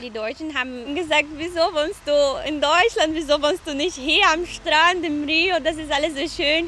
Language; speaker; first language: German; non-native, fluent; Portuguese